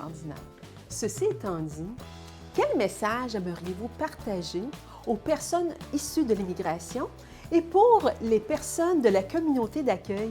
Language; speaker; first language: French; native; French